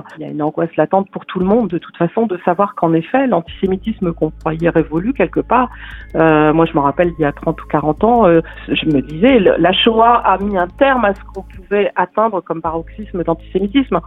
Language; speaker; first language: French; native; French